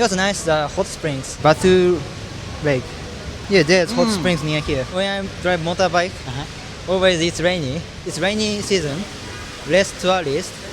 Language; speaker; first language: English; non-native, learner; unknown